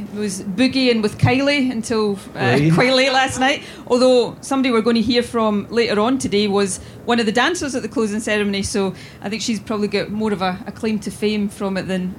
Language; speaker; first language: English; native; English